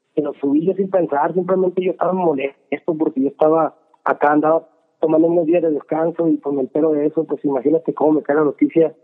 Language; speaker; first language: Spanish; native; Spanish